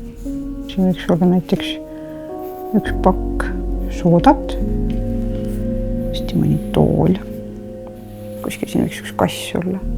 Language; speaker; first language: Estonian; native; Estonian